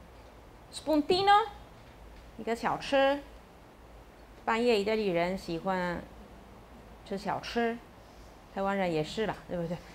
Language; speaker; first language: Chinese; non-native, fluent; Italian